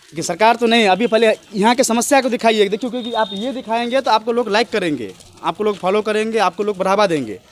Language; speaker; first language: Hindi; native; Hindi